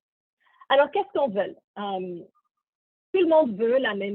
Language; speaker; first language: French; non-native, learner; English